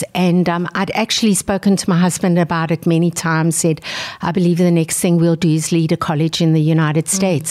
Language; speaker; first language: English; native; English